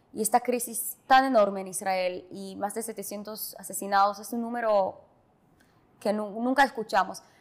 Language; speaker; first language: Spanish; non-native, fluent; Hebrew